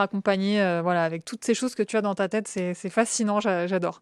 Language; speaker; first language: French; native; French